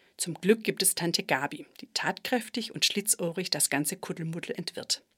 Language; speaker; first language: German; native; German